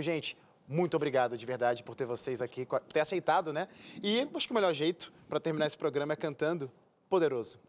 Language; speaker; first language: Portuguese; native; Portuguese